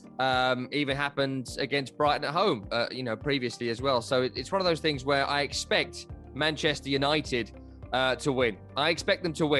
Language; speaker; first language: English; native; English